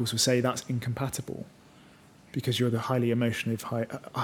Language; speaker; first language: English; native; English